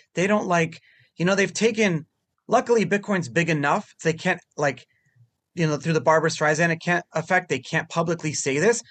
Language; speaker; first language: English; early bilingual, other home language; Hebrew